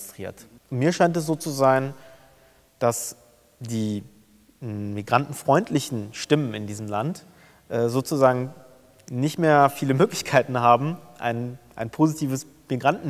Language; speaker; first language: German; early bilingual, other home language; Turkish